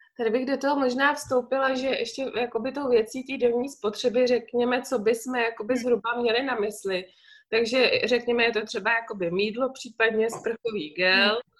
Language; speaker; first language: Czech; native; Czech